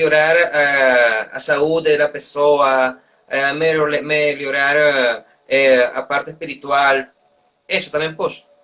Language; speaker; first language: Portuguese; non-native, learner; Spanish